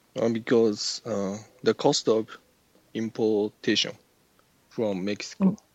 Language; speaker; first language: English; non-native, learner; Japanese